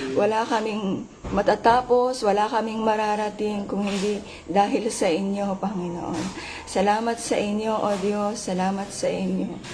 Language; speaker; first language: Filipino; native; Filipino